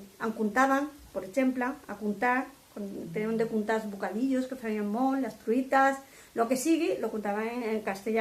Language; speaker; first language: Catalan; non-native, local second language; Spanish